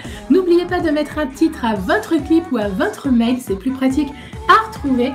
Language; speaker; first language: French; native; French